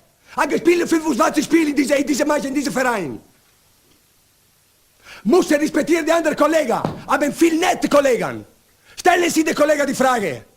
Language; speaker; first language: German; non-native, learner; Italian